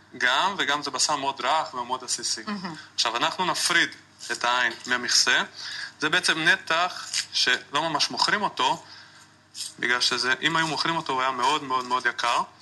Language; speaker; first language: Hebrew; non-native, fluent; Portuguese